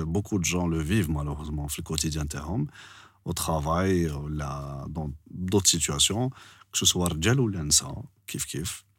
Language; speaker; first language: French; non-native, local second language; Arabic